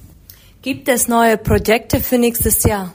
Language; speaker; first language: German; non-native, fluent; Spanish